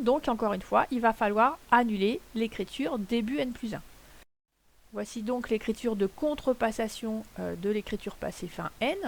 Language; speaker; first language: French; native; French